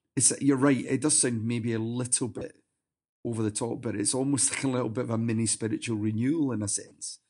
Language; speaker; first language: English; native; English